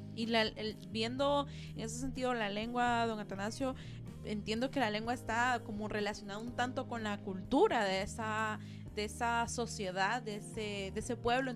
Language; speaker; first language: Spanish; native; Spanish